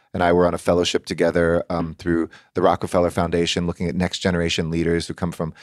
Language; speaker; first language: English; native; English